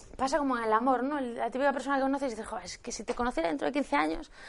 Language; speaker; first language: Spanish; native; Spanish